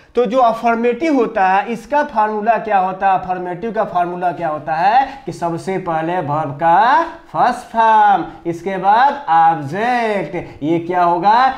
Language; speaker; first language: Hindi; native; Hindi